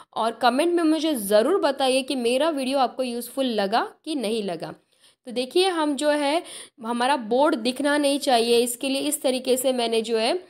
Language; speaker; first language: Hindi; non-native, local second language; Marathi